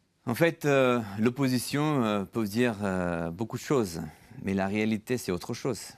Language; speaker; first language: French; non-native, fluent; Georgian